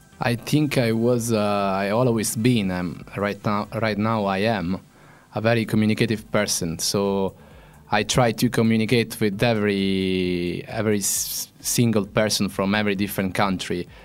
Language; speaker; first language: English; non-native, fluent; Italian